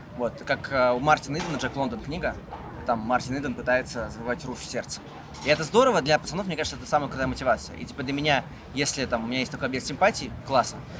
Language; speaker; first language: Russian; native; Russian